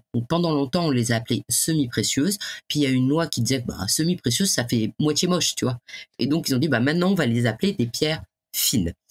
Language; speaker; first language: French; native; French